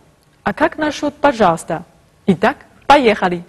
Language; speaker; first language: Russian; non-native, fluent; Chinese